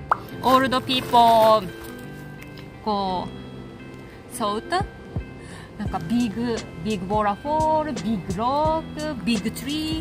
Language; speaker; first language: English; non-native, learner; Japanese